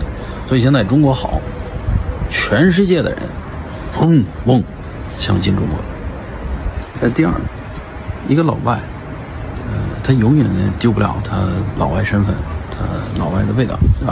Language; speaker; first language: Chinese; non-native, fluent; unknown